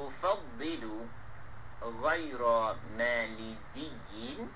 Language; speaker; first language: Arabic; non-native, fluent; Malay